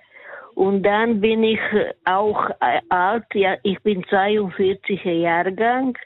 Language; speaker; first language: German; non-native, learner; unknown